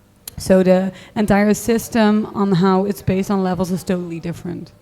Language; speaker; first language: English; non-native, fluent; Dutch